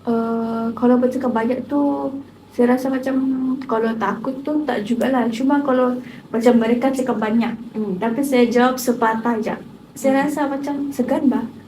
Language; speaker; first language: Malay; native; Malay